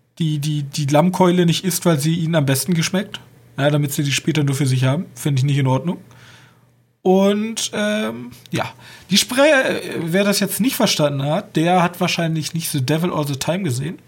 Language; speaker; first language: German; native; German